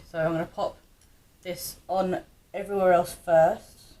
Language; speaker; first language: English; native; English